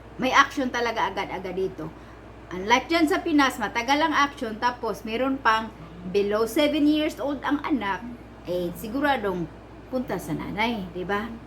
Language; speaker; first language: Filipino; non-native, local second language; Cebuano